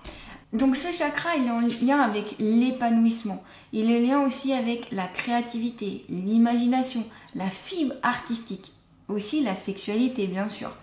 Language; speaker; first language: French; native; French